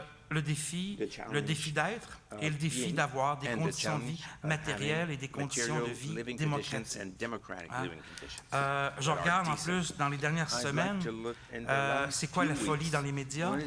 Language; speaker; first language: French; native; French